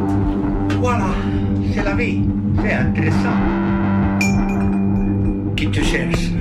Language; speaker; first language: French; non-native, learner; Finnish